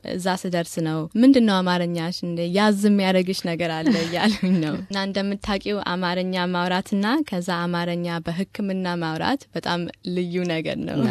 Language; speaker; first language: Amharic; early bilingual, heritage; Amharic